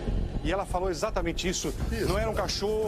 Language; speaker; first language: Portuguese; native; Portuguese